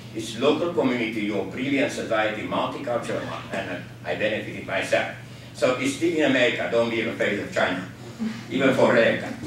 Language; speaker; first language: English; non-native, fluent; Norwegian